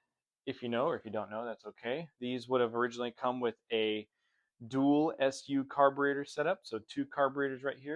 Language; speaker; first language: English; native; English